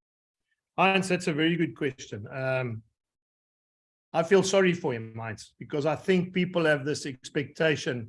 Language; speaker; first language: English; native; English